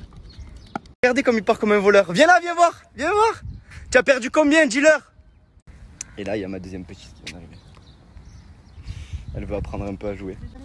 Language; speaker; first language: French; native; French